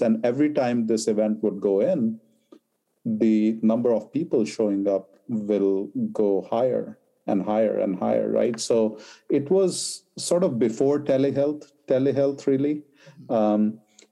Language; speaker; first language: English; non-native, local second language; Hindi